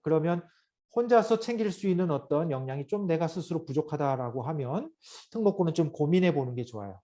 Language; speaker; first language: Korean; native; Korean